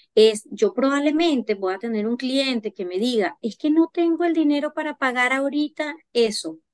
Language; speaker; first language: Spanish; native; Spanish